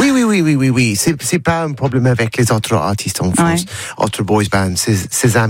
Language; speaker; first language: French; non-native, learner; English